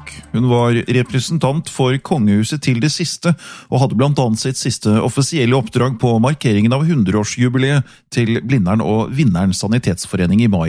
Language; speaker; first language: Norwegian; native; Norwegian